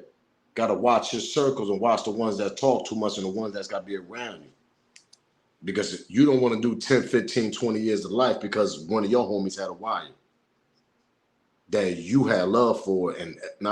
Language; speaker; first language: English; native; English